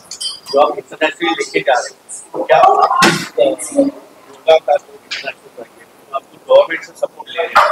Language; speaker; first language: Hindi; native; Hindi